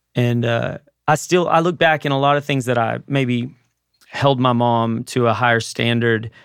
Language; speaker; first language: English; native; English